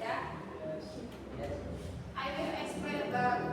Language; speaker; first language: English; non-native, learner; Indonesian